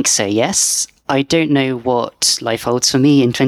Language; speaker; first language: English; native; English